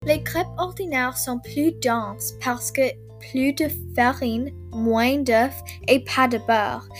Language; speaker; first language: French; non-native, learner; English